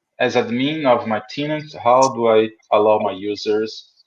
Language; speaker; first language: English; non-native, fluent; Portuguese